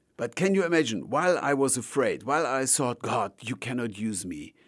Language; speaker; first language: English; non-native, fluent; German